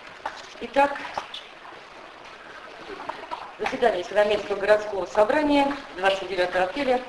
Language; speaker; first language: Russian; native; Russian